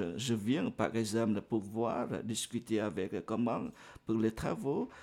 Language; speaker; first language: French; non-native, fluent; Vietnamese